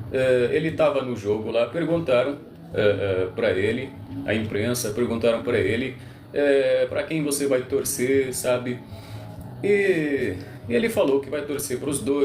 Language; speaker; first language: Portuguese; non-native, local second language; Arabic